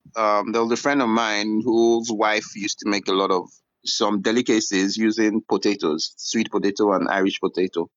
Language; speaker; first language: English; non-native, local second language; Yoruba